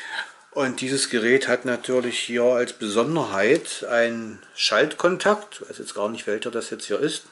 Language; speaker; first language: German; native; German